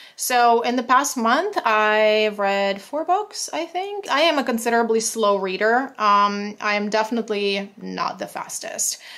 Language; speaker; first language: English; non-native, fluent; Russian